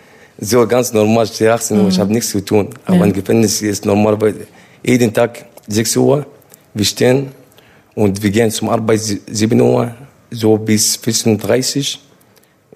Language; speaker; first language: German; non-native, learner; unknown